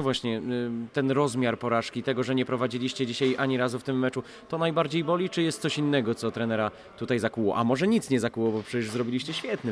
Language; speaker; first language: Polish; native; Polish